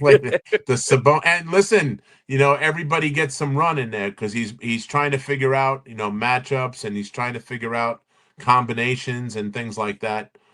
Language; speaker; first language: English; native; English